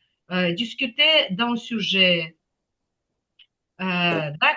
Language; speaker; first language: French; non-native, fluent; Ukrainian